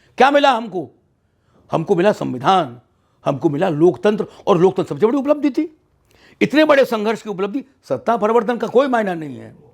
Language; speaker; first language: Hindi; native; Hindi